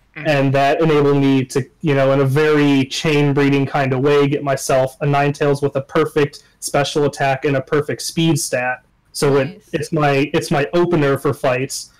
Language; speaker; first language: English; native; English